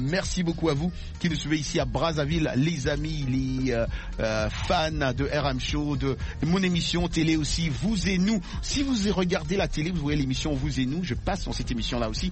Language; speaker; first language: French; non-native, local second language; Lingala